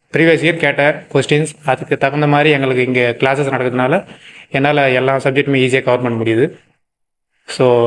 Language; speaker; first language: Tamil; non-native, local second language; Telugu